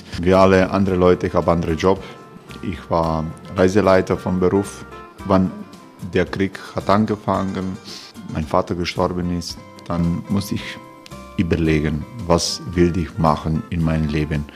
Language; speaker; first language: German; non-native, fluent; Croatian